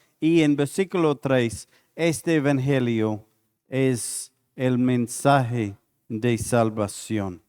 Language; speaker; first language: Spanish; non-native, fluent; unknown